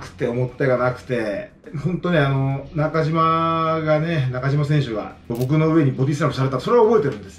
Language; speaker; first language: Japanese; native; Japanese